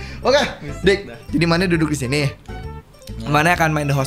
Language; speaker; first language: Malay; non-native, local second language; Sundanese